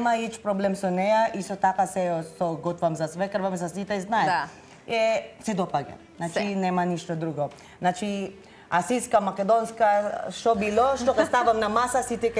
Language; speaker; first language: Macedonian; non-native, learner; Filipino